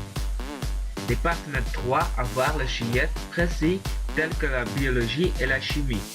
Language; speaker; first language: French; non-native, learner; Dutch